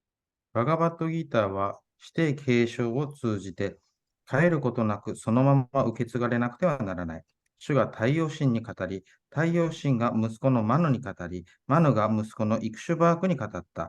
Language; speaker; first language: Japanese; native; Japanese